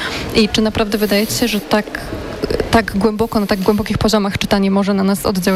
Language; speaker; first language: Polish; native; Polish